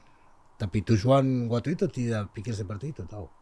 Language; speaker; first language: Indonesian; non-native, learner; Spanish